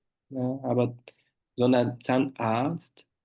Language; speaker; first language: German; non-native, fluent; Portuguese